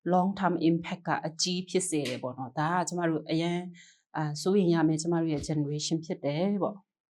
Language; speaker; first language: Burmese; non-native, local second language; Kachin